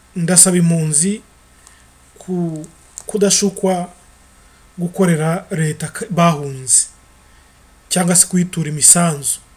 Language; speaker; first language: Kinyarwanda; early bilingual, heritage; Kinyarwanda